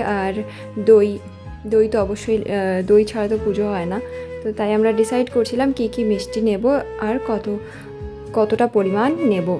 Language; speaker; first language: Bangla; native; Bangla